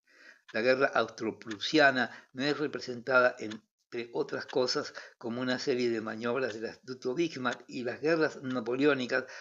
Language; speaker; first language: Spanish; native; Spanish